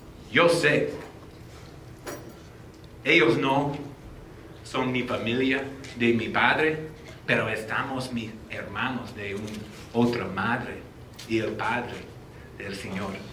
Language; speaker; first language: Spanish; non-native, learner; English